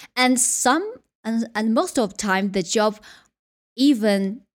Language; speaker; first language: English; non-native, fluent; Chinese